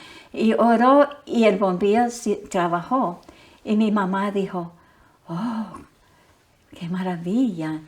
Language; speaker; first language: Spanish; non-native, fluent; English